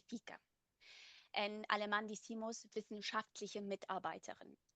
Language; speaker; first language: Spanish; non-native, fluent; German